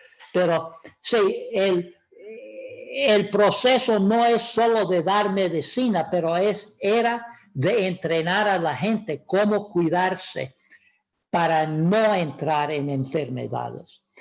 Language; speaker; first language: Spanish; non-native, fluent; English